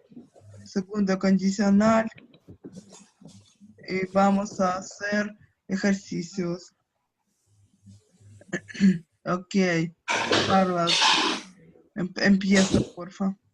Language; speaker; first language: Spanish; non-native, learner; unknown